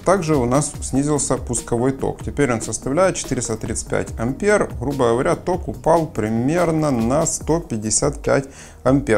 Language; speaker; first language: Russian; native; Russian